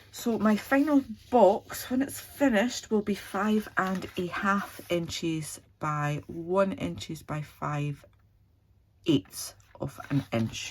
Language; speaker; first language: English; native; English